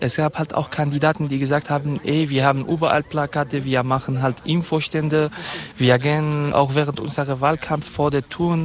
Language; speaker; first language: German; non-native, fluent; Kurdish